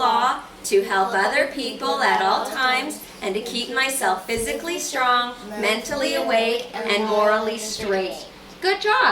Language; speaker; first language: English; native; English